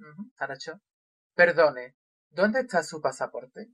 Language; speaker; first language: Spanish; non-native, fluent; Russian